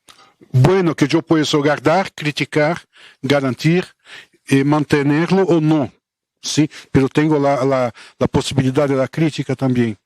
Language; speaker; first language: Spanish; non-native, fluent; Portuguese